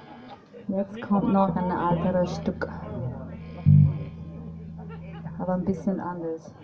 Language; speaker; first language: German; non-native, learner; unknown